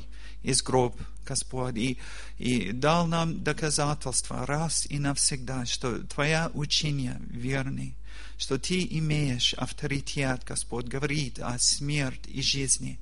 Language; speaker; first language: Russian; non-native, learner; English